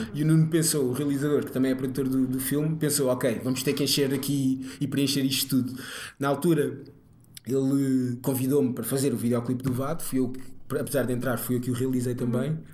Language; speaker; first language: Portuguese; early bilingual, other home language; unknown